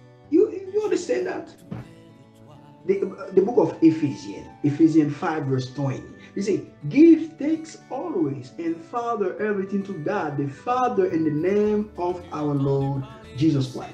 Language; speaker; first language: English; non-native, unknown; Haitian Creole